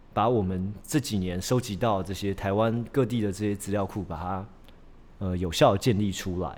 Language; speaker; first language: Chinese; early bilingual, heritage; Chinese